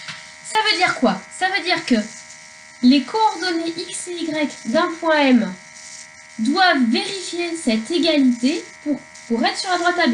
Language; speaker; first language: French; native; French